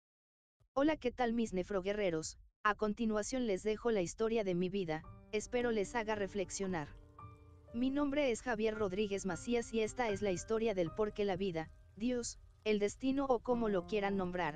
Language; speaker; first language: Spanish; native; Spanish